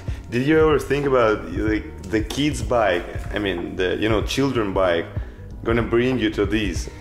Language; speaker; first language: English; non-native, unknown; Russian